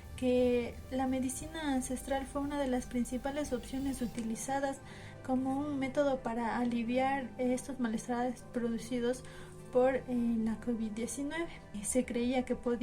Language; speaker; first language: Spanish; native; Spanish